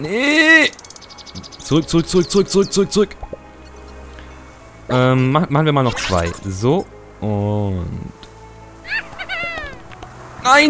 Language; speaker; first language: German; native; German